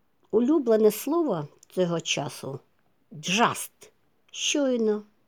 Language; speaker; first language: Ukrainian; native; Ukrainian